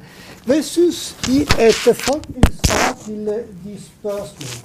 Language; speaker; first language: Danish; non-native, fluent; Italian